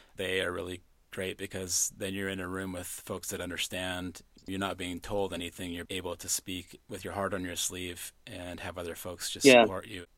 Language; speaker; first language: English; native; English